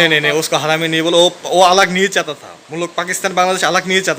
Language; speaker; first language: Hindi; non-native, fluent; Bangla